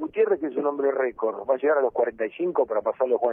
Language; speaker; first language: Spanish; native; Spanish